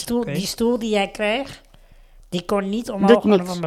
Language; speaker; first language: Dutch; native; Dutch